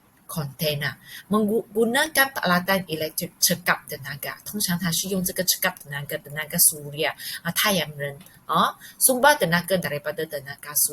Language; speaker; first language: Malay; non-native, local second language; Chinese